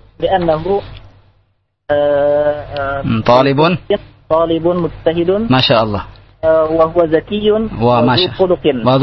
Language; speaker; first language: Arabic; non-native, learner; Indonesian